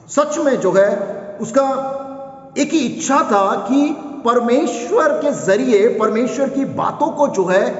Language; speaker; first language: Hindi; non-native, local second language; Kannada